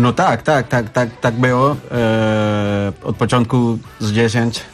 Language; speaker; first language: Polish; non-native, learner; Spanish